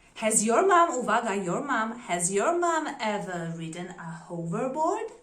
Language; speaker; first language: English; non-native, fluent; Polish